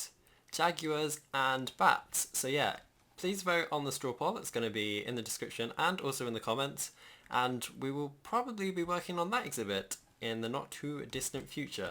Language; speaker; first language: English; native; English